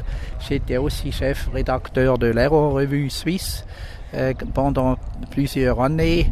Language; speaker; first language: French; non-native, local second language; German